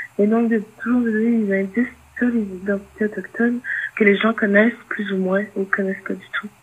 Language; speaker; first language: French; non-native, local second language; Innu-aimun